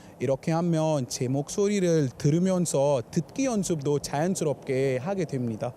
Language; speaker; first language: Korean; non-native, fluent; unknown